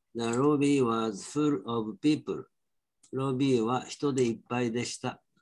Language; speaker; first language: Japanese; native; Japanese